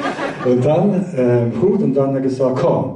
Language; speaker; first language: German; early bilingual, heritage; Italian